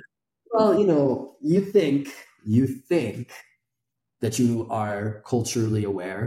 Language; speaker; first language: English; native; English